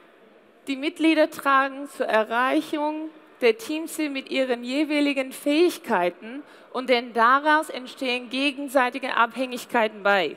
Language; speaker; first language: German; non-native, fluent; English